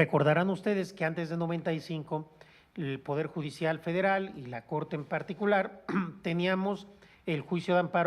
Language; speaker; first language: Spanish; native; Spanish